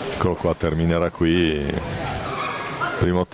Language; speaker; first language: Italian; native; Italian